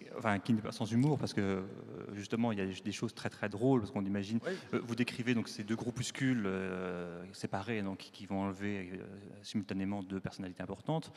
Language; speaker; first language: French; native; French